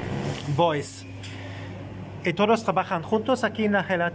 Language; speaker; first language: Spanish; non-native, learner; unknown